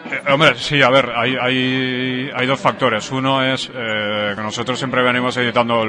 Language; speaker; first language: Spanish; native; Spanish